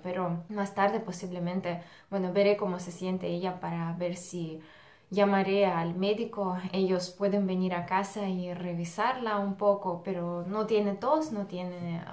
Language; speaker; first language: Spanish; non-native, fluent; Russian